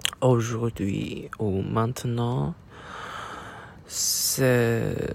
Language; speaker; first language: French; non-native, learner; Chinese